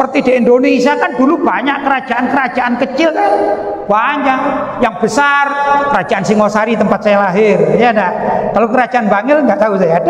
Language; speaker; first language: Indonesian; native; Indonesian